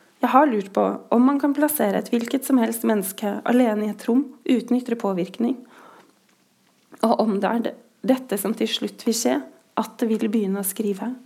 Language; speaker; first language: Norwegian; native; Norwegian